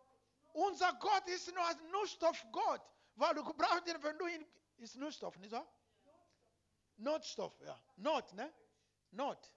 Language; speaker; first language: German; non-native, learner; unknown